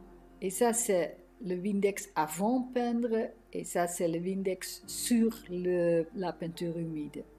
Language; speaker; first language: French; non-native, fluent; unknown